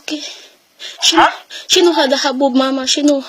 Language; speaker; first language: Arabic; non-native, learner; Filipino